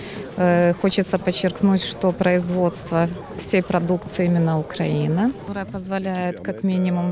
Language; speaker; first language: Russian; native; Russian